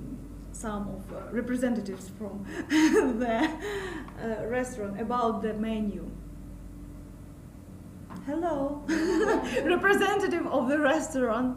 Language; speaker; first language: English; non-native, fluent; Russian